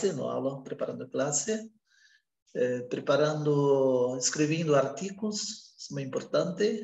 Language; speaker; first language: Spanish; non-native, learner; Portuguese